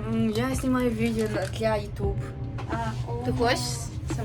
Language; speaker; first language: Russian; non-native, learner; Mongolian